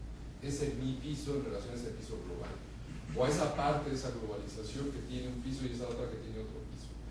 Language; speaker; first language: Spanish; native; Spanish